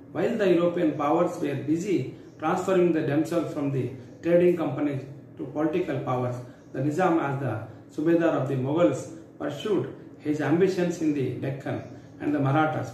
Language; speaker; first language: English; non-native, local second language; Kannada